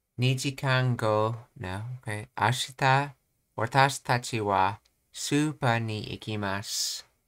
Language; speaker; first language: Japanese; non-native, learner; English